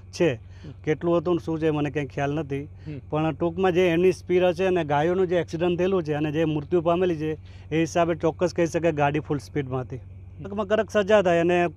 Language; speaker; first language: Gujarati; native; Gujarati